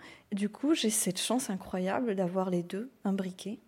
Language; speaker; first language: French; non-native, local second language; Arabic